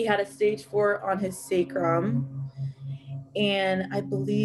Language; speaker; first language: English; native; English